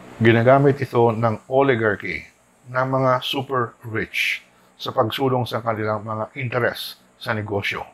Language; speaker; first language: Filipino; non-native, local second language; Hiligaynon